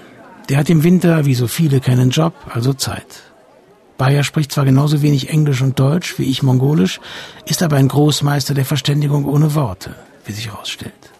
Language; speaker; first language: German; native; German